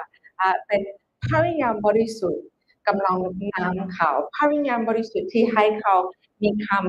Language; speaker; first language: Thai; non-native, fluent; English